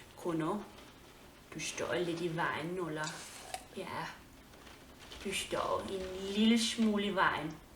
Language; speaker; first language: Danish; native; Danish